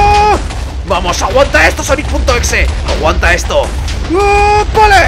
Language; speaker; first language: Spanish; native; Spanish